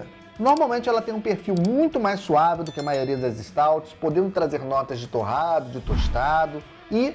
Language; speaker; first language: Portuguese; native; Portuguese